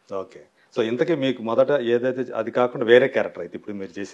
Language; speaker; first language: Telugu; native; Telugu